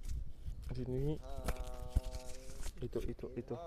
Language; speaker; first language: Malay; non-native, fluent; Urdu